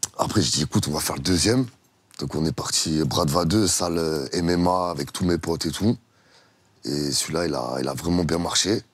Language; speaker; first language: French; early bilingual, other home language; Russian